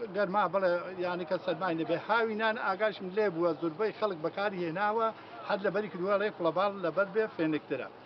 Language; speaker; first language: Central Kurdish; non-native, local second language; Gurani